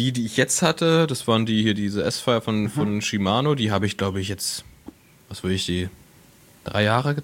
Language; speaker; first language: German; native; German